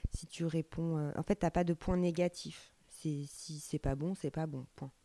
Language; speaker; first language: French; native; French